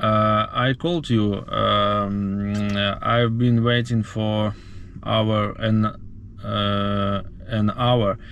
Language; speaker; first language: English; non-native, learner; Ukrainian